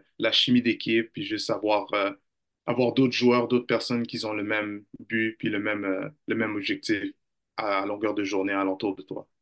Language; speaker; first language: French; native; French